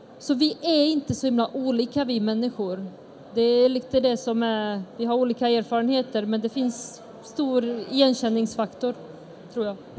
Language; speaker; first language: Swedish; early bilingual, other home language; Bosnian